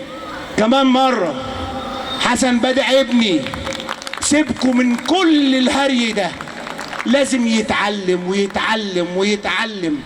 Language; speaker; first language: Arabic; native; Arabic